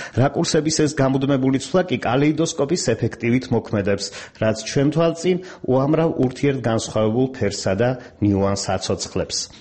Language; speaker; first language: Georgian; native; Georgian